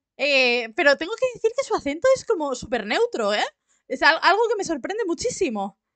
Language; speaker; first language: Spanish; native; Spanish